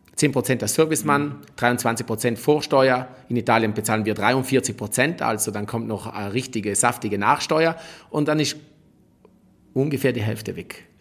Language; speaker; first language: German; native; German